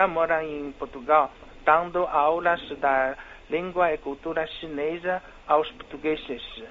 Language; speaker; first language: Portuguese; non-native, fluent; Chinese